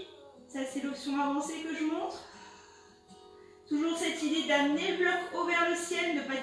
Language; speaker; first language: French; native; French